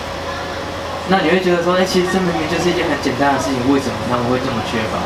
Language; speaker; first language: Chinese; native; Chinese